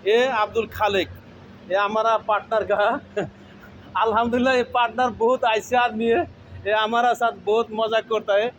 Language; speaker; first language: Hindi; non-native, learner; Bangla